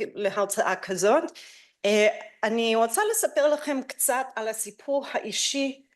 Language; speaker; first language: Hebrew; non-native, fluent; English